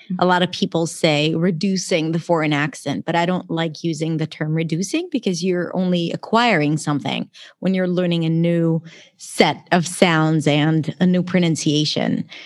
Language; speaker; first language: English; non-native, fluent; Hebrew